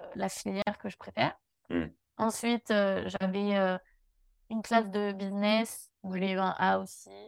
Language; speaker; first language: French; native; French